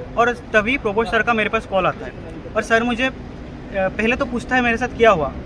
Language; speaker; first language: Hindi; non-native, local second language; Assamese